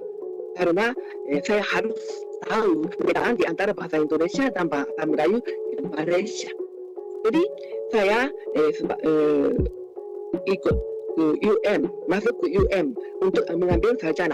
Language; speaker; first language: Indonesian; non-native, fluent; Japanese